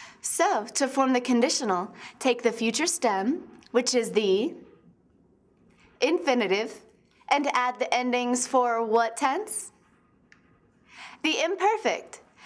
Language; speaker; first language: English; native; English